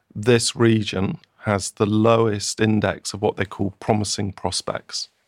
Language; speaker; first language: English; native; English